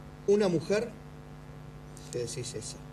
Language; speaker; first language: Spanish; native; Spanish